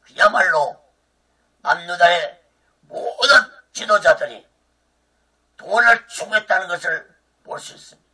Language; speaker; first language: Korean; native; Korean